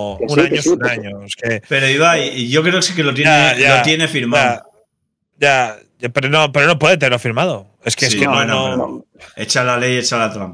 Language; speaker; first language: Spanish; native; Spanish